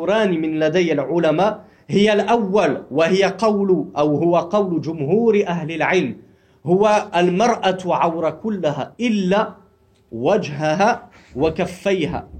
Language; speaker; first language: Arabic; non-native, fluent; French